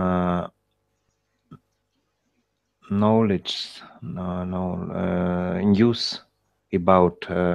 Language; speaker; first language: English; non-native, learner; Russian